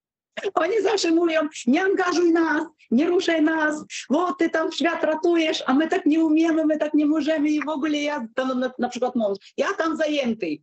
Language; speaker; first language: Polish; non-native, fluent; Ukrainian